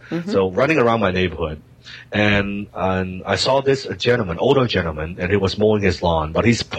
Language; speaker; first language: English; non-native, local second language; Cantonese